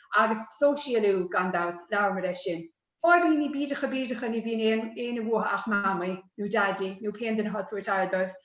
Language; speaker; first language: Irish; native; Irish